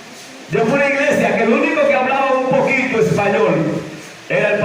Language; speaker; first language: Spanish; native; Spanish